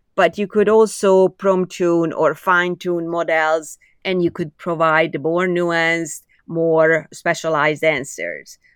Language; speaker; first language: English; non-native, fluent; Hungarian